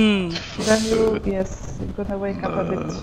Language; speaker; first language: English; non-native, fluent; Polish